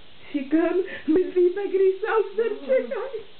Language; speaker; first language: German; non-native, learner; Czech